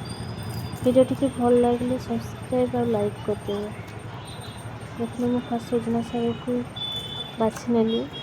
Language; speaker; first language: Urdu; non-native, local second language; Odia